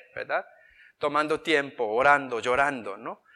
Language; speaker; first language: Spanish; non-native, fluent; Korean